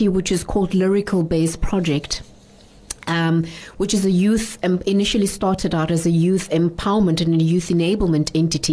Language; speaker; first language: English; non-native, local second language; Xhosa